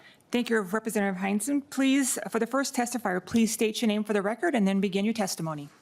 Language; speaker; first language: English; native; English